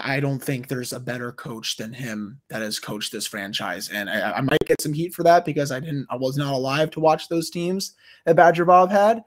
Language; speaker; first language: English; native; English